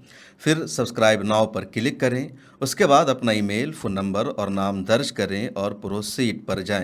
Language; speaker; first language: Urdu; native; Urdu